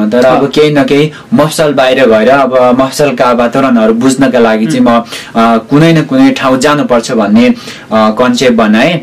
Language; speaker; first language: Nepali; non-native, local second language; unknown